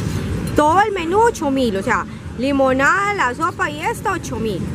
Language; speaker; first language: Spanish; native; Spanish